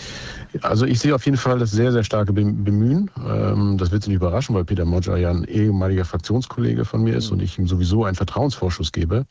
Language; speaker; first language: German; native; German